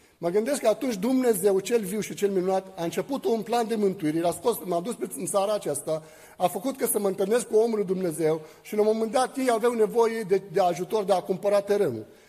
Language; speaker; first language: Romanian; non-native, fluent; Arabic